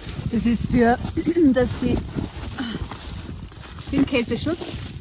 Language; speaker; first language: German; native; German